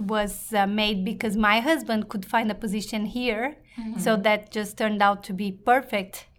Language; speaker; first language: English; non-native, fluent; Portuguese